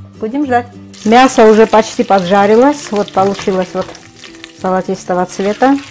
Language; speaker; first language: Russian; non-native, local second language; Georgian